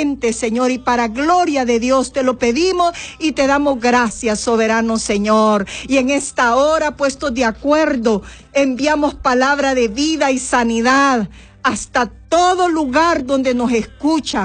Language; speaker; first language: Spanish; native; Spanish